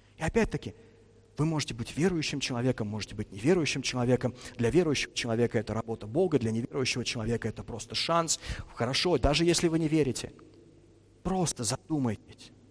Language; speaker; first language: Russian; native; Russian